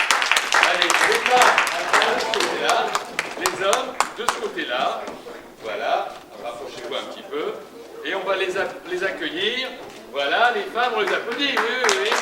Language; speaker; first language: French; native; French